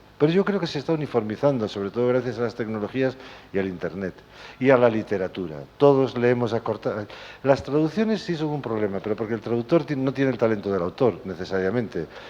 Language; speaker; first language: Spanish; native; Spanish